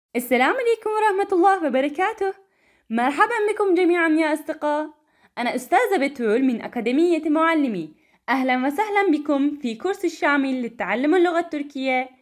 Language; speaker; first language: Arabic; non-native, learner; Turkish